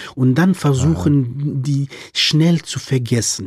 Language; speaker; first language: German; non-native, fluent; Arabic